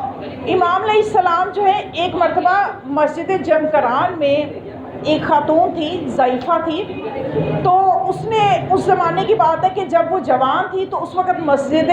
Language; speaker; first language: Urdu; native; Urdu